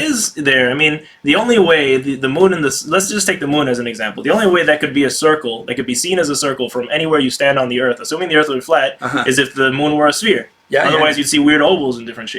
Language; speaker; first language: English; native; English